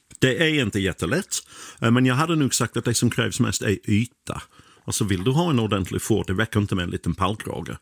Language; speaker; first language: Swedish; non-native, fluent; English